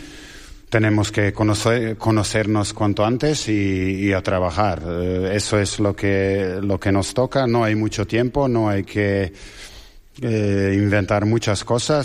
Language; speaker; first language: Spanish; non-native, fluent; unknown